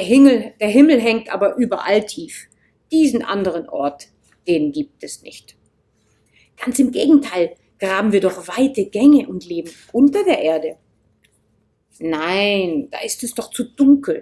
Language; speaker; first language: German; native; German